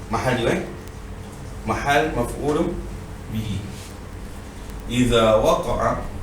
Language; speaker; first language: Arabic; non-native, fluent; Malay